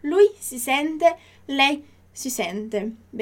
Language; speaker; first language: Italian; non-native, fluent; Portuguese